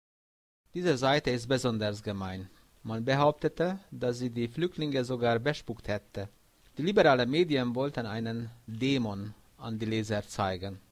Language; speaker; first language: German; non-native, fluent; Hungarian